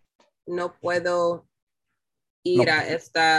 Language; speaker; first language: Spanish; non-native, learner; English